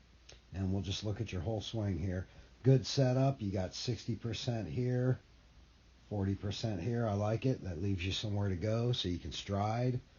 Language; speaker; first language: English; native; English